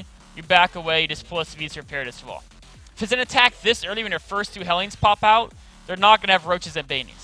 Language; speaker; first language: English; native; English